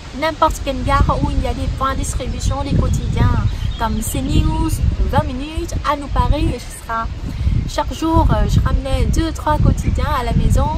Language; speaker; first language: French; non-native, fluent; Vietnamese